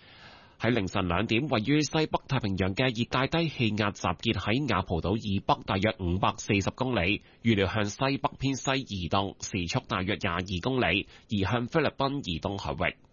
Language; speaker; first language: Cantonese; native; Cantonese